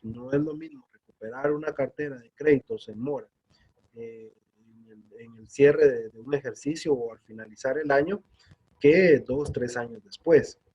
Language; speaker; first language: Spanish; native; Spanish